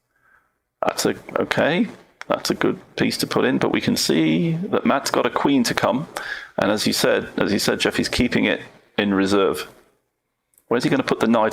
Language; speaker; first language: English; native; English